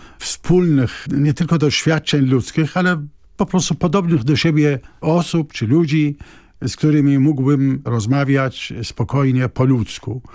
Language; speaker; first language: Polish; non-native, fluent; Arabic